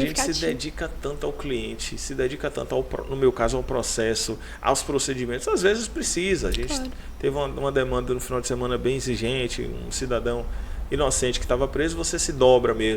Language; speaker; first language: Portuguese; native; Portuguese